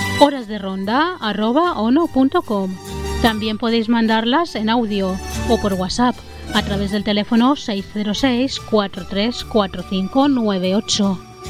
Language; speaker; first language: Spanish; native; Spanish